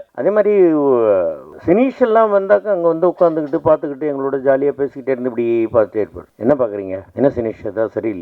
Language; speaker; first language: Tamil; native; Tamil